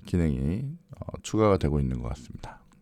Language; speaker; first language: Korean; native; Korean